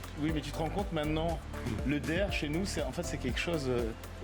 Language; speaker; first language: French; native; French